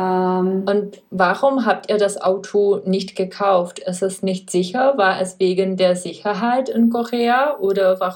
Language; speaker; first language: German; non-native, fluent; Czech